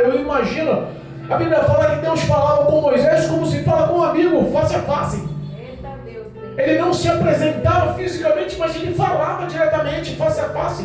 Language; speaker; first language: Portuguese; native; Portuguese